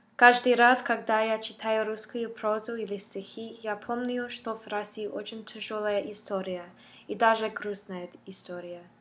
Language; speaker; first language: Russian; non-native, learner; English